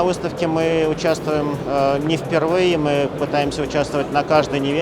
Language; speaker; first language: Russian; native; Russian